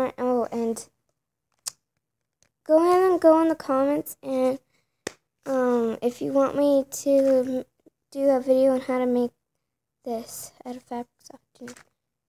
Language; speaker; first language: English; native; English